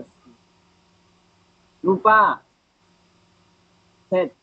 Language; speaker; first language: English; non-native, learner; Indonesian